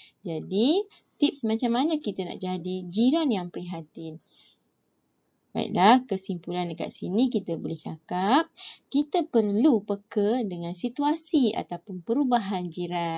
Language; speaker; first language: Malay; native; Malay